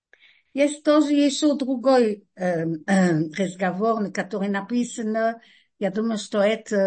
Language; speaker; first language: Russian; non-native, fluent; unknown